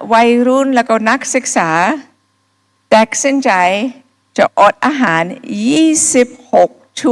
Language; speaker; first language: Thai; non-native, fluent; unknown